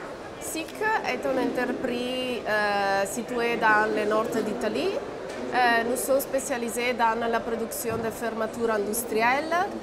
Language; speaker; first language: French; non-native, learner; Italian